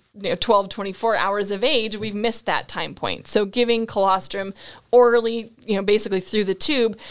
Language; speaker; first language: English; native; English